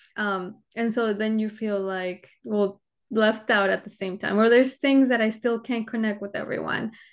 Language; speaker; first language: English; early bilingual, other home language; Spanish